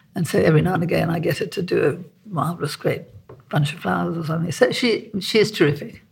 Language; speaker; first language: English; native; English